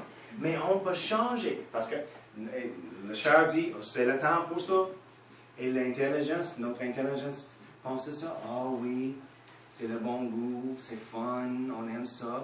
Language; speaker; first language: French; non-native, fluent; English